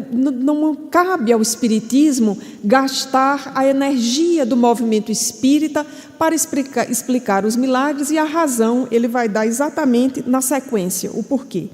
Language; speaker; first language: Portuguese; native; Portuguese